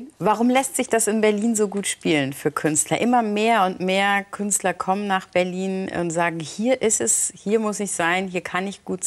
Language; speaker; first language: German; native; German